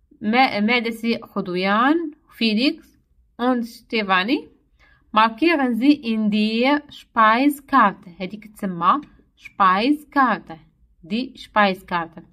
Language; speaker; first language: German; non-native, learner; Arabic